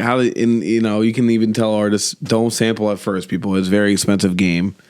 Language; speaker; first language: English; native; English